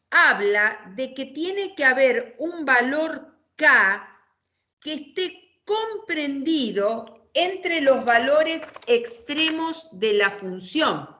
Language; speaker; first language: Spanish; native; Spanish